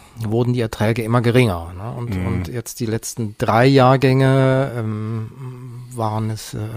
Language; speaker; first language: German; native; German